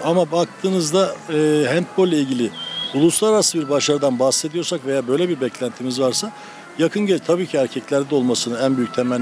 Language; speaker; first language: Turkish; native; Turkish